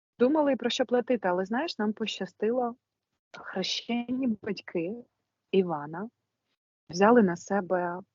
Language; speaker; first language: Ukrainian; non-native, local second language; Russian